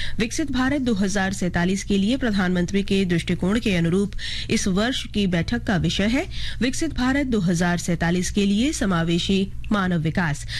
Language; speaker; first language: Hindi; native; Hindi